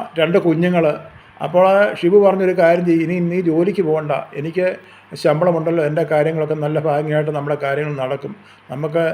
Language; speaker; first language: Malayalam; native; Malayalam